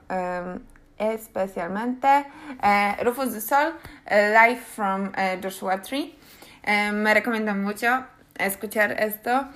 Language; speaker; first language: Spanish; non-native, learner; Polish